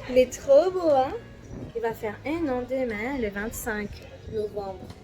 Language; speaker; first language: French; early bilingual, other home language; Portuguese